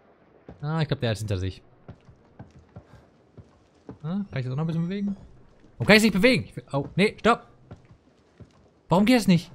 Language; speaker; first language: German; native; German